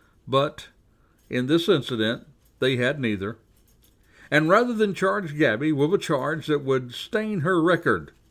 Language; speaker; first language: English; native; English